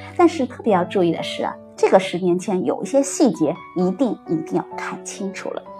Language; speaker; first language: Chinese; native; Chinese